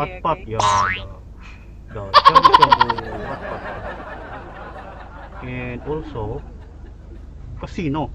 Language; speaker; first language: English; non-native, local second language; Filipino